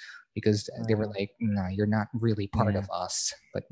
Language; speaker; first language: English; non-native, local second language; Filipino